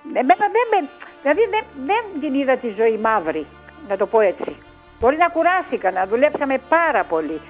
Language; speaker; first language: Greek; native; Greek